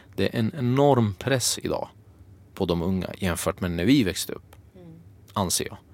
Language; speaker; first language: Swedish; early bilingual, other home language; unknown